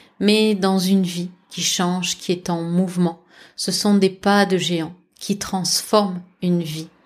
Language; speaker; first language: French; native; French